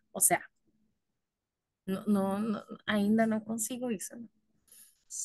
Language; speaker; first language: Portuguese; non-native, learner; Spanish